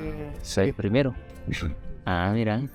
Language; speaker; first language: Spanish; non-native, fluent; Indonesian